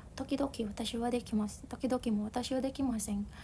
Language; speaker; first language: Japanese; non-native, learner; Indonesian